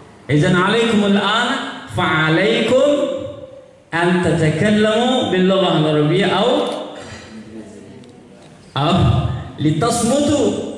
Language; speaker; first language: Arabic; non-native, fluent; Indonesian